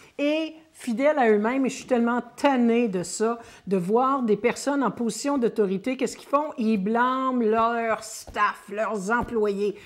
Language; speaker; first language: French; native; French